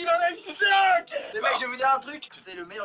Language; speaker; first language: French; native; French